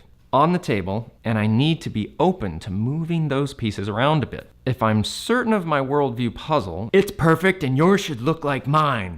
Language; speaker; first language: English; native; English